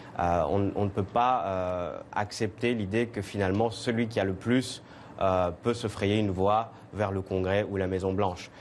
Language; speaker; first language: French; native; French